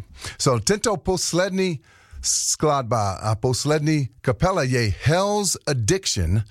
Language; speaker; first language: Czech; non-native, learner; English